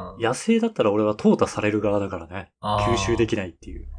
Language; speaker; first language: Japanese; native; Japanese